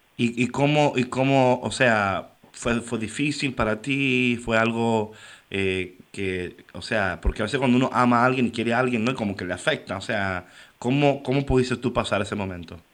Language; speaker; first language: Spanish; native; Spanish